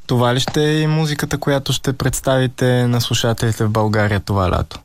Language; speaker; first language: Bulgarian; native; Bulgarian